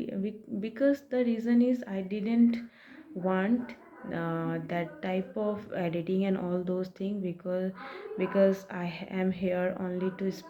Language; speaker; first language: English; non-native, learner; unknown